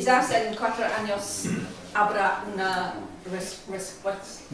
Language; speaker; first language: Spanish; non-native, learner; English